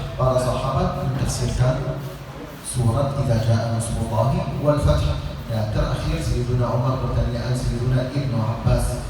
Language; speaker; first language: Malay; non-native, learner; Arabic